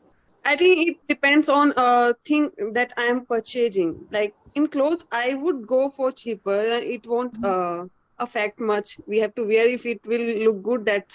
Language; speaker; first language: English; non-native, learner; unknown